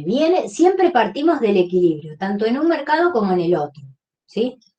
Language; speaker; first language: Spanish; native; Spanish